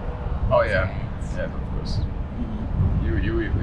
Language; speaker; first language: English; non-native, learner; Portuguese